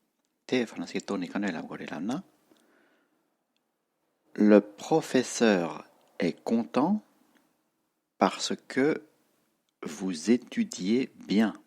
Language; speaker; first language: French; non-native, fluent; Tibetan